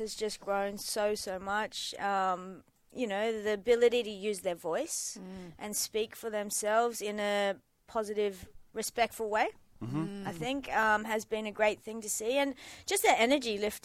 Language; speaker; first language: English; native; English